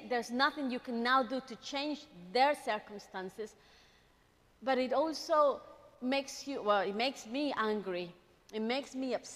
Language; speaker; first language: English; non-native, fluent; Spanish